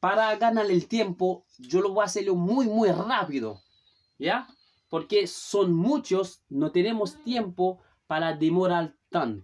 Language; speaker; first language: Spanish; non-native, fluent; Haitian Creole